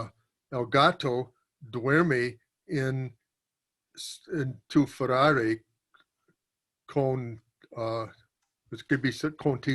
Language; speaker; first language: Spanish; non-native, learner; English